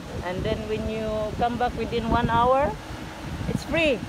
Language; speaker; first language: English; non-native, local second language; Filipino